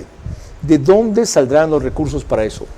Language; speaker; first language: Spanish; native; Spanish